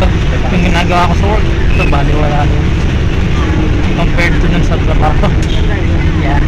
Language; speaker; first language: Filipino; early bilingual, heritage; Filipino